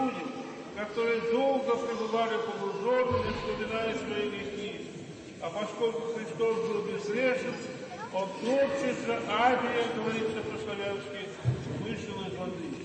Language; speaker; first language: Russian; native; Russian